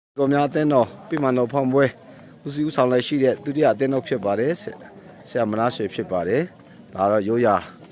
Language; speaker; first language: Burmese; non-native, local second language; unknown